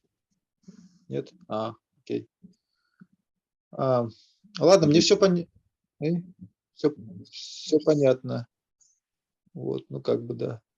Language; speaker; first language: Russian; native; Russian